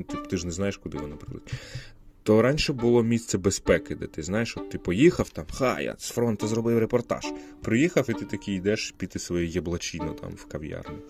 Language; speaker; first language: Ukrainian; non-native, local second language; Russian